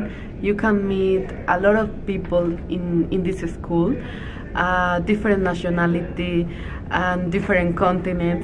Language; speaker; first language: English; non-native, learner; Spanish